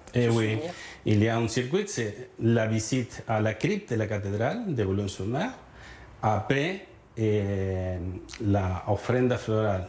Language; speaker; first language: French; non-native, learner; Spanish